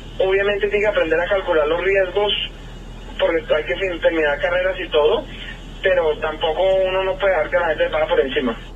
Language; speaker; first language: Spanish; native; Spanish